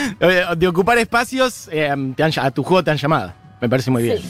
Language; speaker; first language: Spanish; native; Spanish